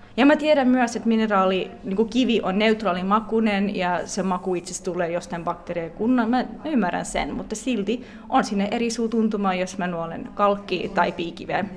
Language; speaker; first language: Finnish; non-native, fluent; English